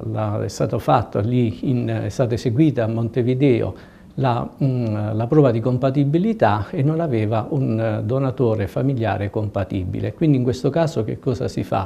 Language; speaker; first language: Italian; native; Italian